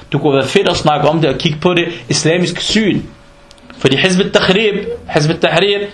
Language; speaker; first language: Danish; non-native, fluent; Arabic